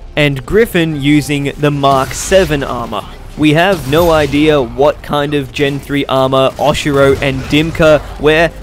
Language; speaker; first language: English; native; English